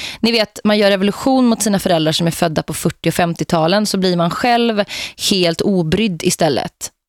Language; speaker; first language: Swedish; native; Swedish